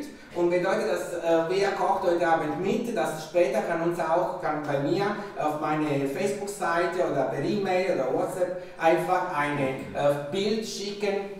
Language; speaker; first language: German; non-native, fluent; Italian